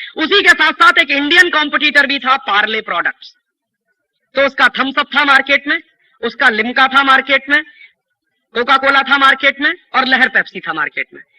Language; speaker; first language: Hindi; native; Hindi